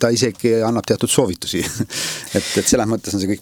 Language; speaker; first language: Estonian; native; Estonian